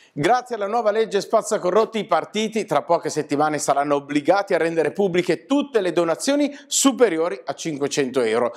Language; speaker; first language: Italian; native; Italian